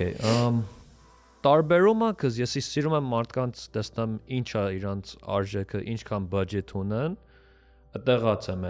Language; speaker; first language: Armenian; early bilingual, heritage; Armenian